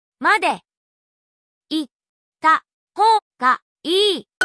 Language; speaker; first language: Japanese; non-native, learner; English